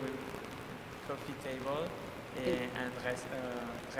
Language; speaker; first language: French; non-native, fluent; Spanish